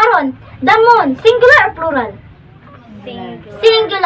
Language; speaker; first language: English; non-native, local second language; Cebuano